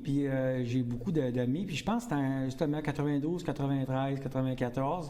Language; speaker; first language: French; native; French